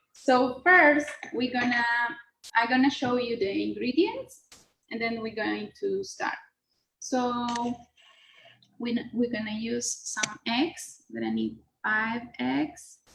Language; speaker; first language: English; non-native, learner; Spanish